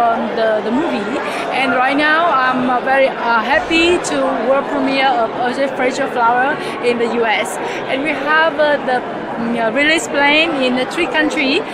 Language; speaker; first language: English; non-native, learner; Vietnamese